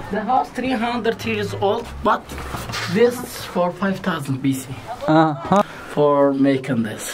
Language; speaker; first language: English; non-native, learner; Arabic